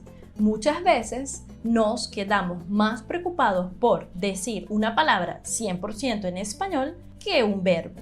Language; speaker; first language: Spanish; non-native, fluent; Portuguese